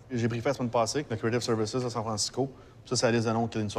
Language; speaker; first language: French; native; French